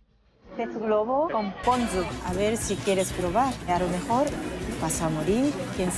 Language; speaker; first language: Spanish; non-native, fluent; Japanese